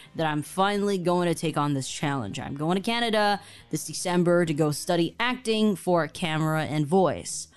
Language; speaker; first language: English; early bilingual, other home language; Chinese